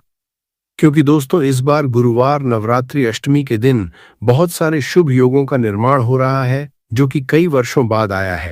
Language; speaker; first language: Hindi; native; Hindi